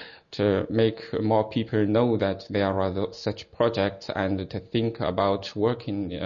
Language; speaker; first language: English; non-native, fluent; Chinese